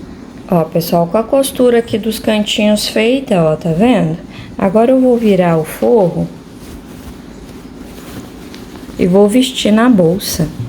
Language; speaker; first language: Portuguese; native; Portuguese